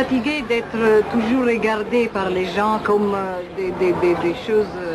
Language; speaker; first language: French; non-native, fluent; Italian